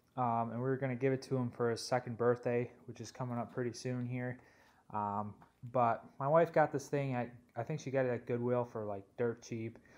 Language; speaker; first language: English; native; English